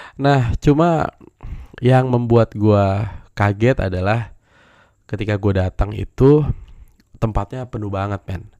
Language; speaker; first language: Indonesian; native; Indonesian